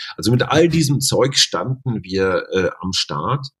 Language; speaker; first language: German; native; German